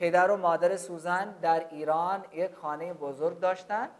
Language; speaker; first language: Persian; non-native, fluent; Urdu